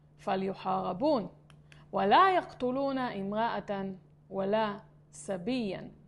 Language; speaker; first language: Arabic; non-native, fluent; Hebrew